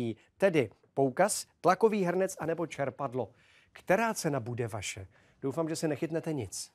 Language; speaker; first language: Czech; native; Czech